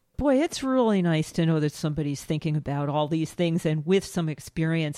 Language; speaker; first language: English; native; English